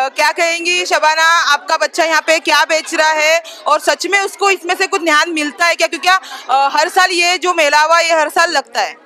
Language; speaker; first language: Hindi; non-native, local second language; Marathi